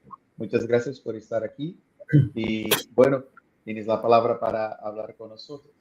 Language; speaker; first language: Spanish; non-native, fluent; Portuguese